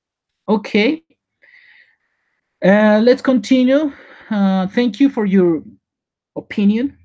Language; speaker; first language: English; non-native, learner; Spanish